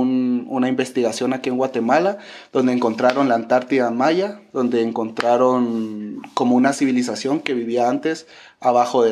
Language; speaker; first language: Spanish; native; Spanish